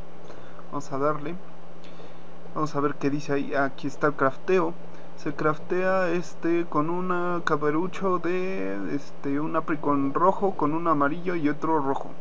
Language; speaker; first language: Spanish; native; Spanish